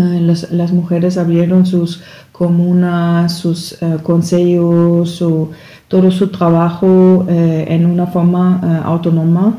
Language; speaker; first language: Spanish; non-native, learner; German